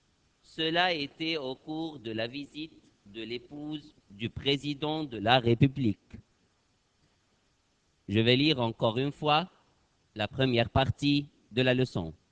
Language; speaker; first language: French; non-native, fluent; Arabic